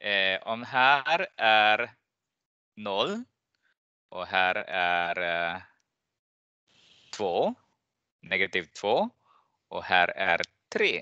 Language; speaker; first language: Swedish; non-native, fluent; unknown